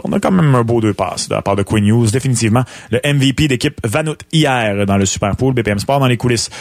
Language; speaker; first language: French; native; French